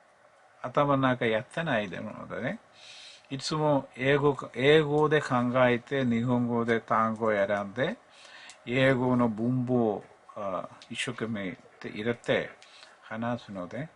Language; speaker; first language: Japanese; non-native, learner; Malayalam